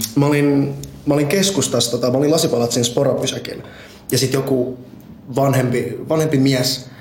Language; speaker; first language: Finnish; early bilingual, other home language; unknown